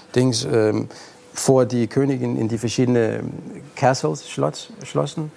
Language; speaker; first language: German; non-native, fluent; Arabic